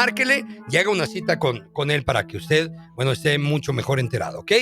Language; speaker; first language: Spanish; native; Spanish